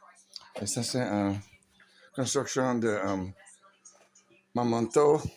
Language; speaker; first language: French; non-native, learner; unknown